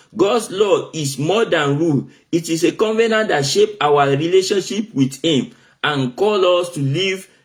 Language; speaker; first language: English; non-native, local second language; Yoruba